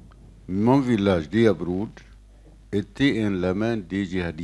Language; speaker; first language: French; non-native, learner; Arabic